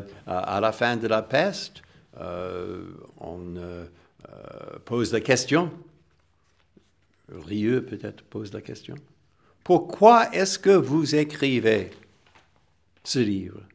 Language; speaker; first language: French; non-native, fluent; English